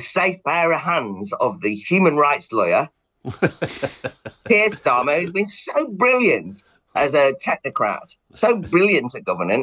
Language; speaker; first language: English; native; English